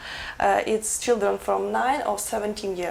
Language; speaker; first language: English; non-native, learner; Ukrainian